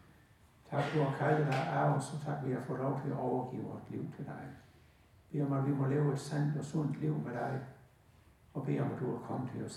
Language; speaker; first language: Danish; native; Danish